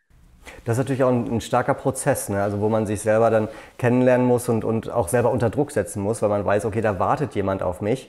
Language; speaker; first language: German; native; German